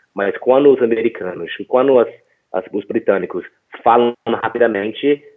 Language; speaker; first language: Portuguese; non-native, fluent; English